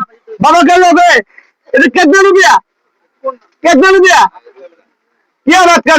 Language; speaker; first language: Hindi; non-native, learner; Bangla